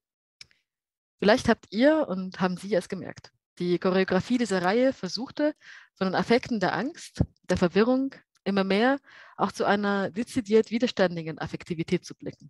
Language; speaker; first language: German; native; German